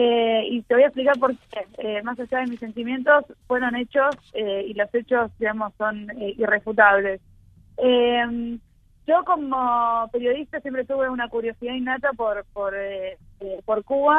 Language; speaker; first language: Spanish; native; Spanish